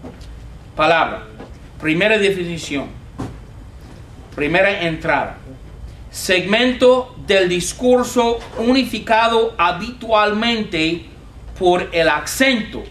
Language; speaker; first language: Spanish; non-native, fluent; English